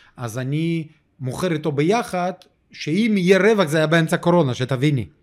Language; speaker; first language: Hebrew; non-native, fluent; Russian